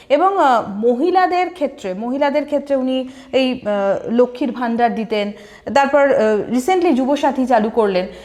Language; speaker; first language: Bangla; native; Bangla